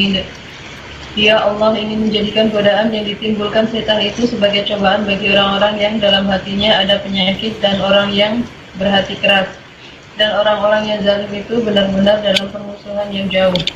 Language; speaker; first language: Indonesian; native; Indonesian